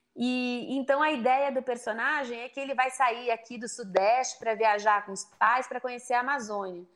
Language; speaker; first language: Portuguese; native; Portuguese